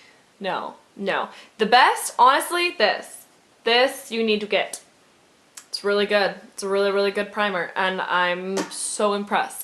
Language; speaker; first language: English; native; English